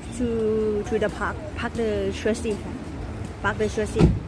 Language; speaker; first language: English; non-native, learner; Thai